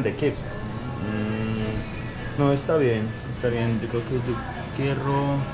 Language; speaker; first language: Spanish; non-native, fluent; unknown